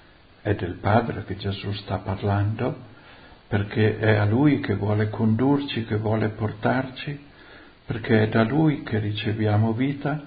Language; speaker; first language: Italian; native; Italian